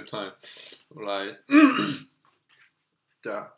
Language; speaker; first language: English; non-native, fluent; Korean